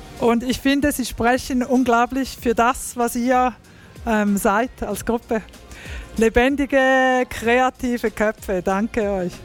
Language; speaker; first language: German; native; German